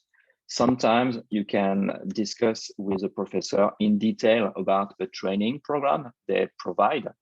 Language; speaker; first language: English; non-native, fluent; French